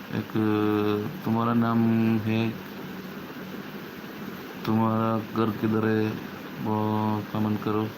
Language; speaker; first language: Hindi; non-native, local second language; Malayalam